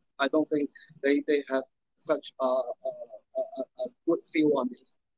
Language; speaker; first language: English; non-native, local second language; Cantonese